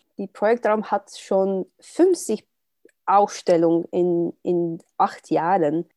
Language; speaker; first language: German; non-native, learner; Turkish